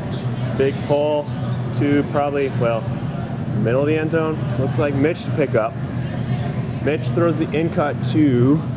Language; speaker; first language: English; native; English